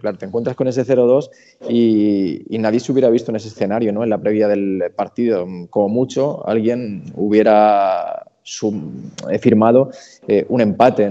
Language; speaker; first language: Spanish; native; Spanish